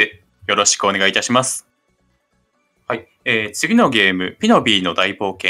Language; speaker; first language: Japanese; native; Japanese